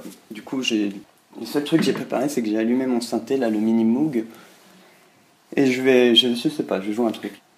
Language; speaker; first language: French; native; French